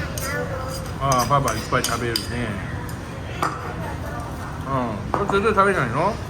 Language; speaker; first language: Japanese; native; Japanese